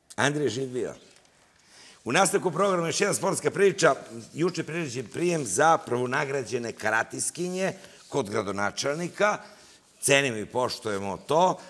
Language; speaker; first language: Serbian; native; Serbian